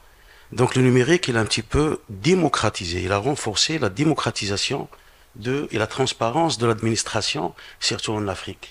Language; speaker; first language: French; non-native, local second language; Arabic